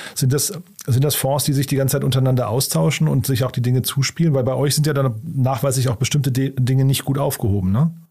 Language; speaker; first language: German; native; German